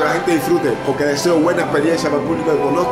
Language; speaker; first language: Spanish; native; Spanish